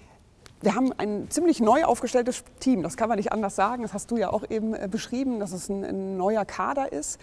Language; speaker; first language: German; native; German